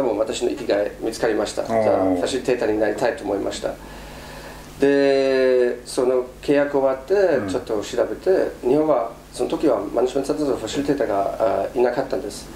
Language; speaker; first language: Japanese; non-native, fluent; German